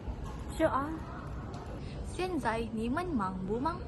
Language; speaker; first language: Chinese; non-native, learner; Malay